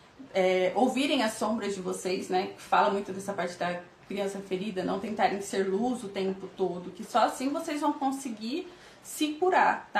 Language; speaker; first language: Portuguese; native; Portuguese